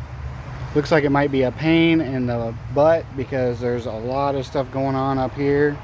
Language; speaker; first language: English; native; English